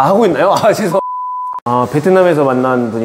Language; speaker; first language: Korean; native; Korean